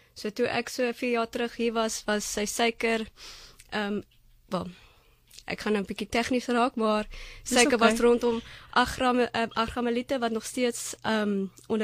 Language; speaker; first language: Afrikaans; non-native, fluent; German